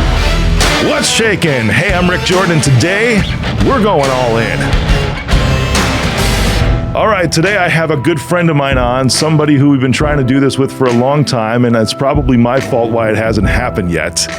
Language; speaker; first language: English; native; English